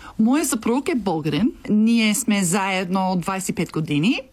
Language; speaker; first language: Bulgarian; non-native, learner; English